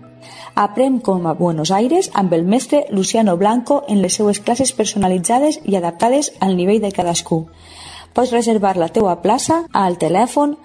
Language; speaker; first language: Catalan; native; Catalan